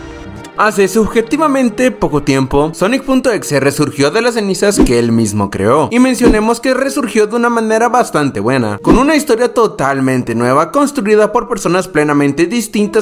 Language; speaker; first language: Spanish; native; Spanish